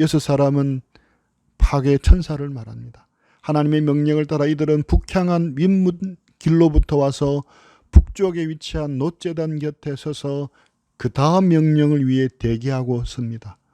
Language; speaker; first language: Korean; native; Korean